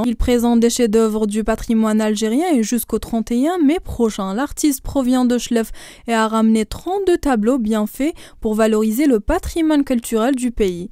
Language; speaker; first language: French; non-native, local second language; Arabic